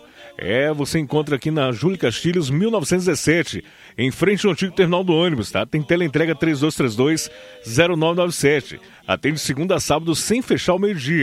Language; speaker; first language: Portuguese; native; Portuguese